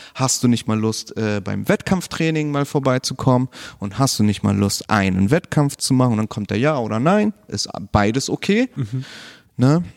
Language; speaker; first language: German; native; German